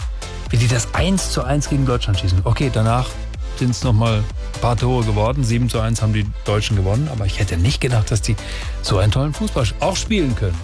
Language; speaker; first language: German; native; German